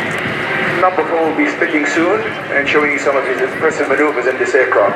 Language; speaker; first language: English; non-native, fluent; Arabic